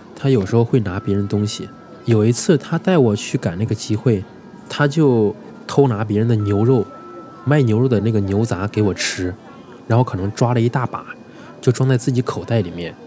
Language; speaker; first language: Chinese; native; Chinese